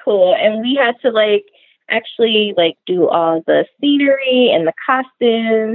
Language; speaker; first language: English; native; English